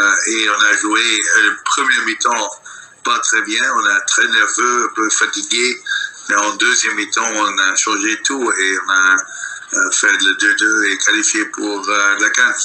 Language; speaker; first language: French; non-native, local second language; Dutch